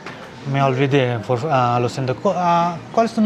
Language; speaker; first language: Spanish; non-native, learner; Hindi